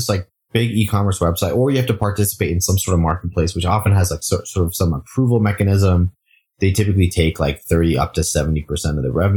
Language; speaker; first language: English; native; English